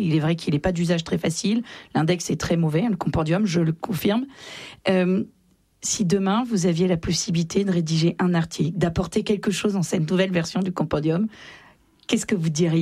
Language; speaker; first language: French; native; French